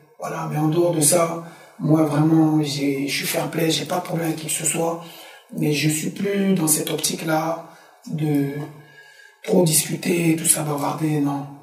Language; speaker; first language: French; early bilingual, other home language; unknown